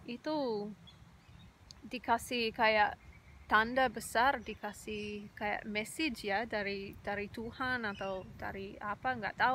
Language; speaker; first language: Indonesian; non-native, fluent; English